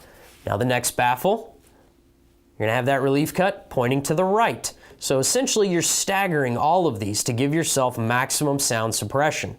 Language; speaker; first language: English; native; English